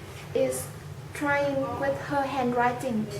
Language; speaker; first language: English; non-native, learner; Vietnamese